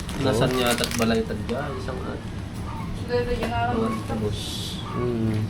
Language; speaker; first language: Filipino; non-native, local second language; Iloko